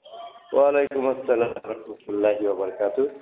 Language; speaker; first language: Arabic; non-native, learner; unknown